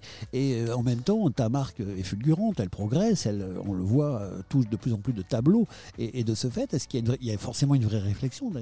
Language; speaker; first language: French; native; French